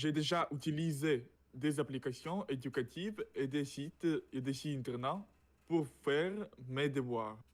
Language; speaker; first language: French; non-native, learner; Russian